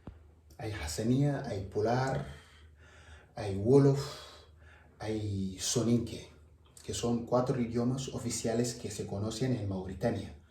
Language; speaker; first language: Spanish; non-native, learner; Wolof